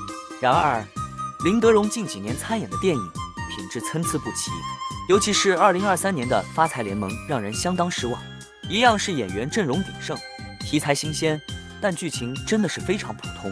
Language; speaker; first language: Chinese; native; Chinese